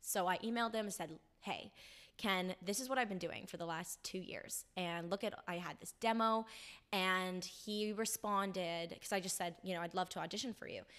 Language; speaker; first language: English; native; English